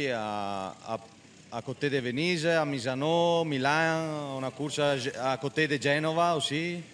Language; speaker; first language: French; non-native, learner; Italian